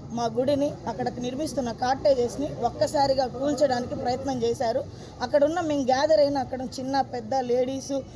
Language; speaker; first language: Telugu; non-native, local second language; Lambadi